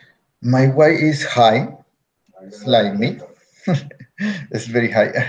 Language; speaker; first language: English; non-native, learner; Spanish